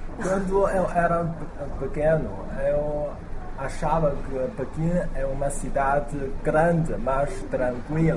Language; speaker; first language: Portuguese; non-native, learner; Chinese